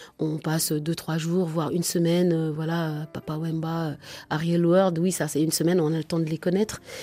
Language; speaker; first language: French; non-native, local second language; Wolof